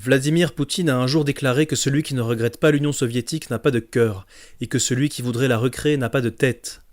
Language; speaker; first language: French; native; French